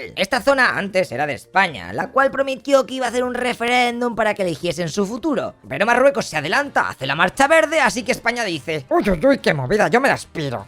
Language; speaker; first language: Spanish; native; Spanish